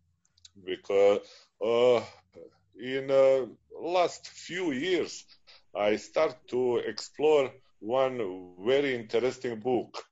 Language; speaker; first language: English; non-native, fluent; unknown